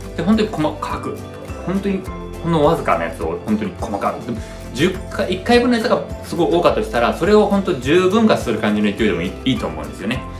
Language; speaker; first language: Japanese; early bilingual, heritage; Japanese